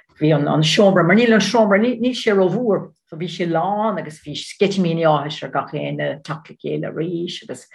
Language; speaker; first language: Irish; non-native, learner; Dutch